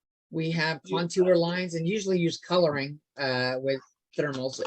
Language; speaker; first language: English; native; English